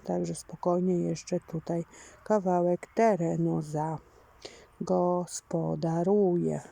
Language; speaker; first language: Polish; native; Polish